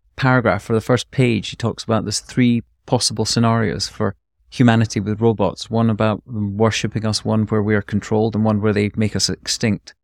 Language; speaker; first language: English; native; English